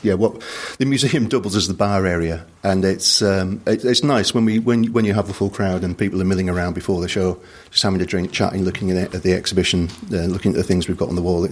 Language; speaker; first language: English; native; English